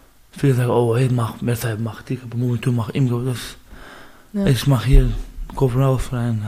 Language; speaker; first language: German; non-native, learner; Persian